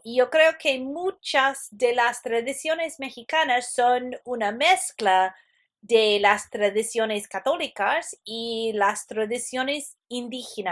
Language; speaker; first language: Spanish; non-native, fluent; English